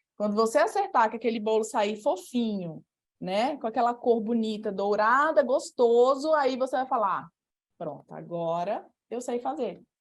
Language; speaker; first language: Portuguese; native; Portuguese